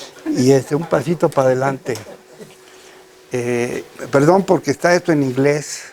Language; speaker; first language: Spanish; native; Spanish